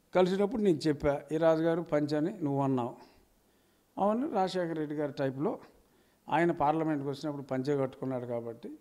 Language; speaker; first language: Telugu; native; Telugu